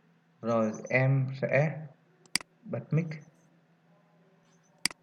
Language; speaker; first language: Vietnamese; native; Vietnamese